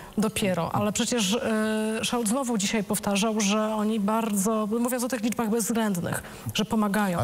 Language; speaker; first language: Polish; native; Polish